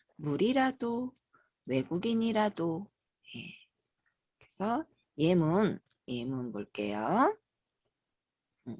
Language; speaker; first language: Korean; native; Korean